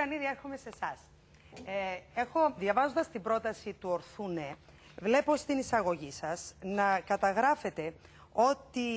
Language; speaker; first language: Greek; native; Greek